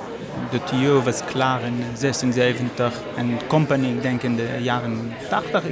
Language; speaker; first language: Dutch; non-native, learner; Hebrew